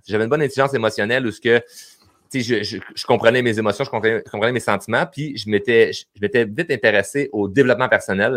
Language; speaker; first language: French; native; French